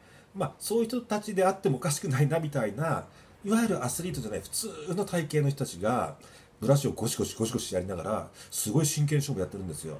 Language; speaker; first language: Japanese; native; Japanese